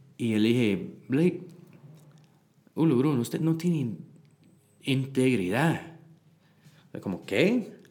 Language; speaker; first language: Spanish; non-native, learner; English